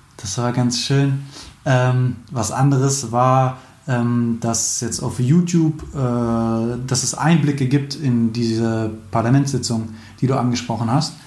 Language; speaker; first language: German; native; German